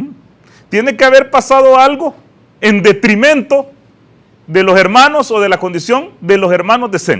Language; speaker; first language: Spanish; native; Spanish